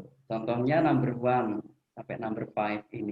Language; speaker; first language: Indonesian; native; Indonesian